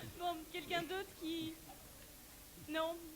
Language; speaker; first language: French; native; French